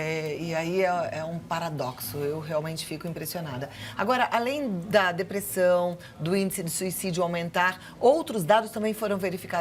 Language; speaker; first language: Portuguese; native; Portuguese